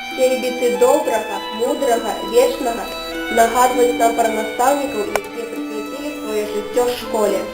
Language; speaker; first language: Belarusian; native; Belarusian